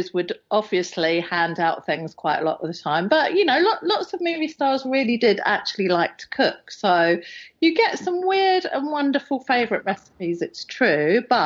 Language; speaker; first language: English; native; English